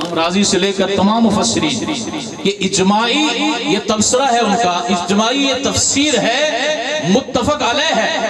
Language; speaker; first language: Urdu; non-native, local second language; Punjabi